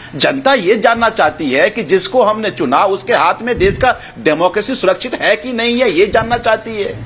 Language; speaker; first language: Hindi; native; Hindi